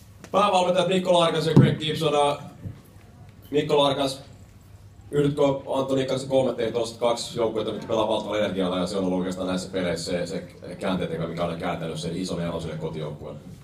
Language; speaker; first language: Finnish; native; Finnish